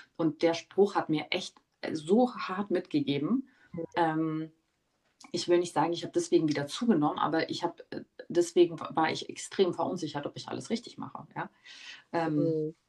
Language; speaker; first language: German; early bilingual, other home language; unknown